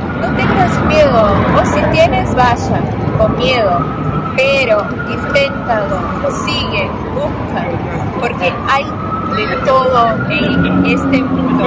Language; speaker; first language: Spanish; non-native, fluent; Portuguese